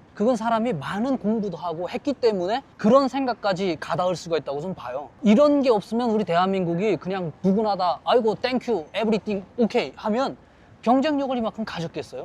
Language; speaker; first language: Korean; native; Korean